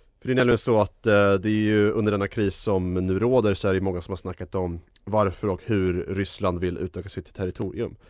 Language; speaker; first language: Swedish; native; Swedish